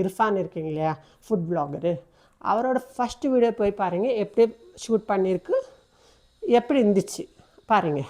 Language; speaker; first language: Tamil; non-native, local second language; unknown